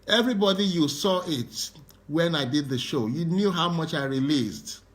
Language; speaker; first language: English; non-native, local second language; Yoruba